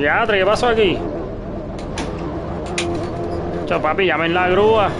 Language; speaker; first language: Spanish; early bilingual, heritage; Spanish